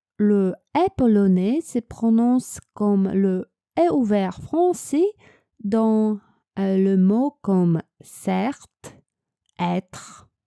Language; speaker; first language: French; non-native, fluent; Polish